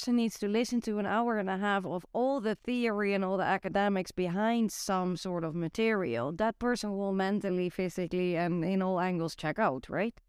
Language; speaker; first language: English; non-native, fluent; Dutch